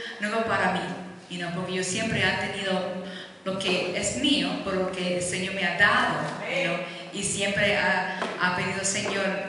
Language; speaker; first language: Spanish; early bilingual, heritage; Spanish